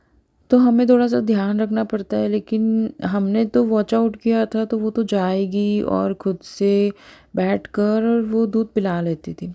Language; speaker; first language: Hindi; native; Hindi